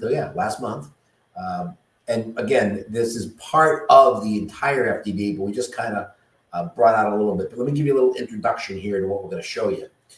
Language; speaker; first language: English; native; English